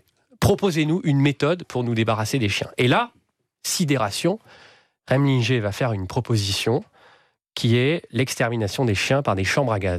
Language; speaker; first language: French; native; French